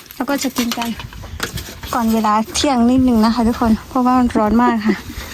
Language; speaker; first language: Thai; non-native, local second language; Karen languages